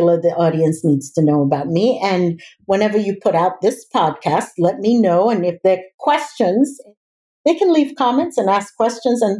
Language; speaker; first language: English; native; English